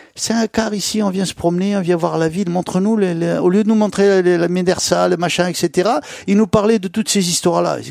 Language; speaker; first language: French; native; French